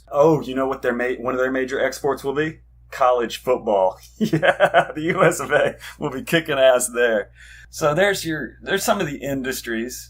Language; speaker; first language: English; native; English